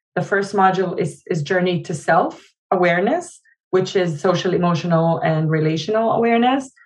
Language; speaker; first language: English; non-native, fluent; Arabic